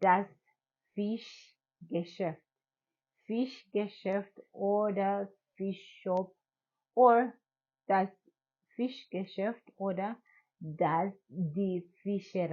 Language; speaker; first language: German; non-native, learner; English